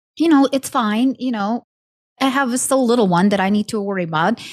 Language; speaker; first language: English; non-native, fluent; Ukrainian